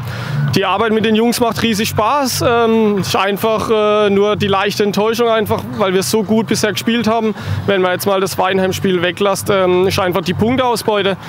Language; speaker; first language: German; native; German